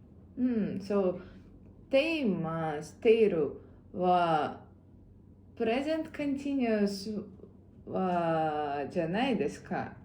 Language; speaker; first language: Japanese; non-native, learner; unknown